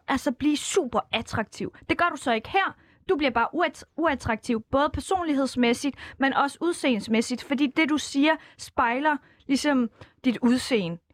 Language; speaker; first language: Danish; early bilingual, other home language; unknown